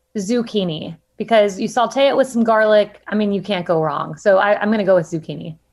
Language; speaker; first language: English; native; English